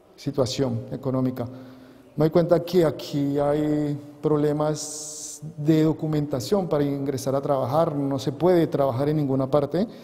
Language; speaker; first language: Spanish; native; Spanish